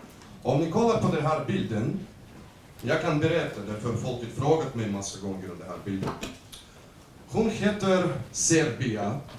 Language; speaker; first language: Swedish; non-native, learner; Ukrainian